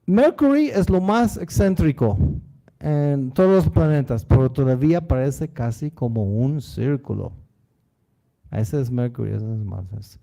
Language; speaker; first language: Spanish; non-native, learner; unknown